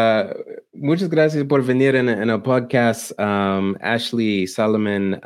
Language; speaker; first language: Spanish; non-native, learner; English